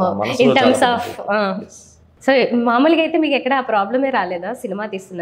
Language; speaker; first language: Telugu; native; Telugu